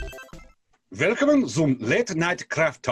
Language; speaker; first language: German; non-native, learner; English